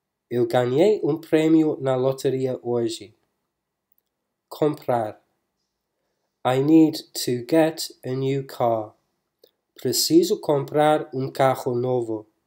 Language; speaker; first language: Portuguese; non-native, fluent; English